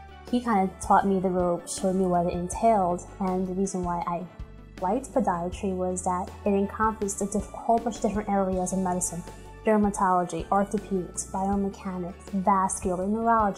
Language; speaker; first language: English; early bilingual, other home language; Spanish